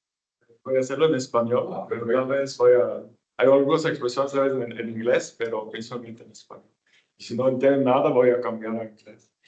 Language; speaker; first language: Spanish; non-native, fluent; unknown